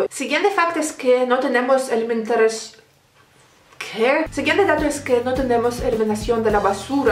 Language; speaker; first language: Spanish; non-native, learner; Russian